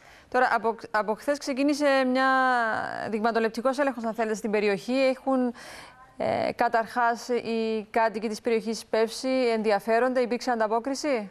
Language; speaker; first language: Greek; native; Greek